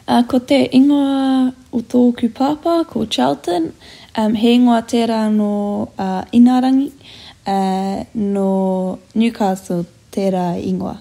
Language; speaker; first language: Māori; non-native, local second language; English